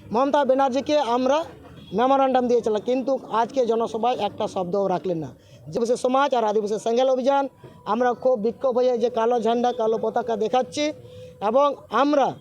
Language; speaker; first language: Bangla; non-native, local second language; Santali